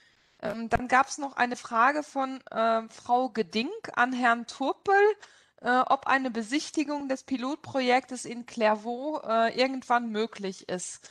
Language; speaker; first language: German; non-native, local second language; Luxembourgish